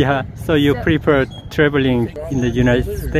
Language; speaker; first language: English; non-native, learner; Korean